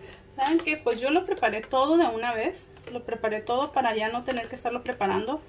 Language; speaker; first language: Spanish; native; Spanish